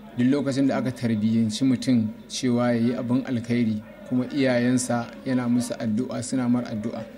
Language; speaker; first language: Hausa; native; Hausa